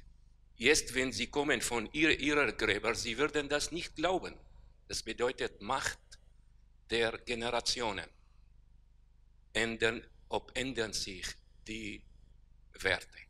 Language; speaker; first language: German; non-native, learner; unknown